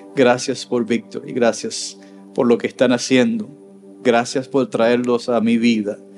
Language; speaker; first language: Spanish; native; Spanish